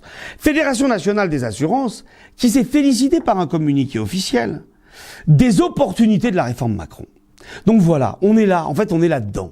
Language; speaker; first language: French; native; French